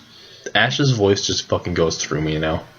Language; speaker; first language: English; native; English